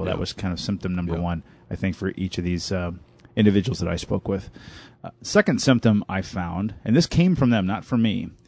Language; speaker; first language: English; native; English